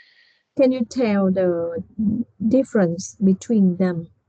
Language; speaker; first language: English; non-native, learner; Vietnamese